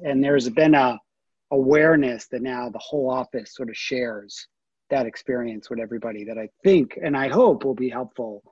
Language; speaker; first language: English; native; English